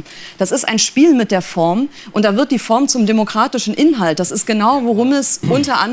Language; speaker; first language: German; native; German